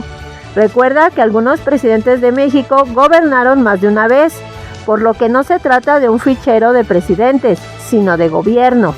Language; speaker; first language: Spanish; native; Spanish